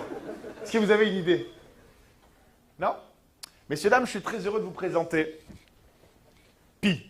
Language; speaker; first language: French; native; French